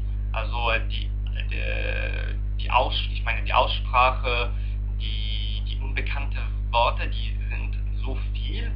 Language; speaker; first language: German; non-native, learner; Arabic